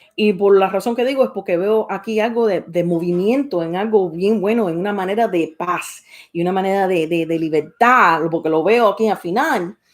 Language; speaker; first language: Spanish; early bilingual, heritage; Spanish